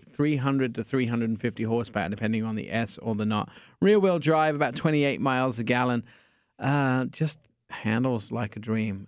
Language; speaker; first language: English; native; English